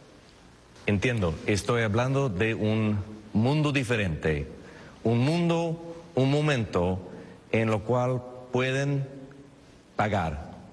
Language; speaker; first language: Spanish; non-native, fluent; English